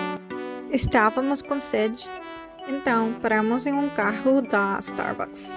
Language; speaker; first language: Portuguese; non-native, fluent; Korean